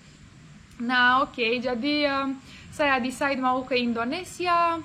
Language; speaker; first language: Indonesian; non-native, fluent; Romanian